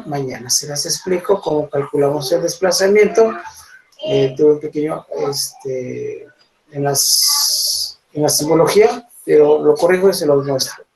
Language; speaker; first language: Spanish; native; Spanish